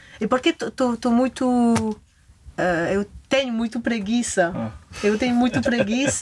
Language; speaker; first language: Portuguese; non-native, learner; French